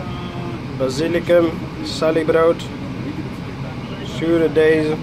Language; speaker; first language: Dutch; non-native, fluent; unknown